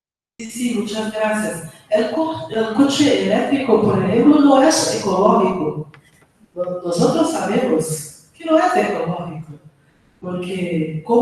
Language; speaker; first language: Spanish; non-native, fluent; Portuguese